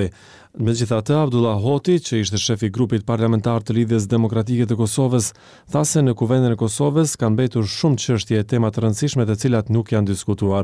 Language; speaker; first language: Albanian; native; Albanian